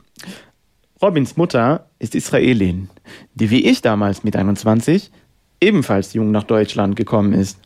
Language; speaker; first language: German; non-native, fluent; Hebrew